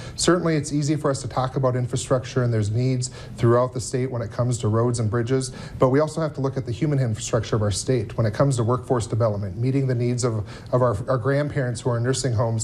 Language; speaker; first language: English; native; English